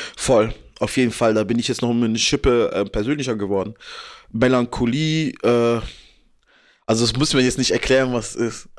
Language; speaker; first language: German; native; German